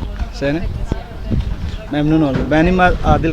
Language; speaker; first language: Turkish; non-native, learner; Urdu